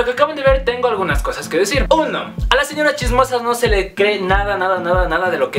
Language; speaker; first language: Spanish; native; Spanish